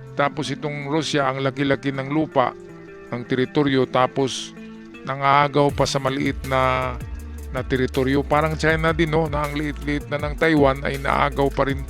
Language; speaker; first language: Filipino; native; Filipino